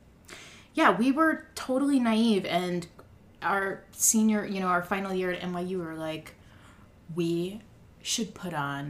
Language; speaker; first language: English; native; English